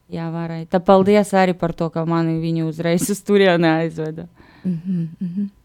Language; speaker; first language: Latvian; non-native, local second language; Russian